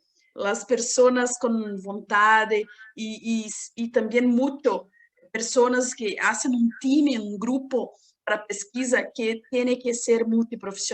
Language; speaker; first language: Spanish; non-native, learner; Portuguese